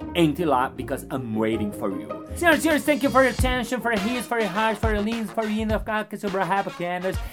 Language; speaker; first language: English; non-native, learner; Portuguese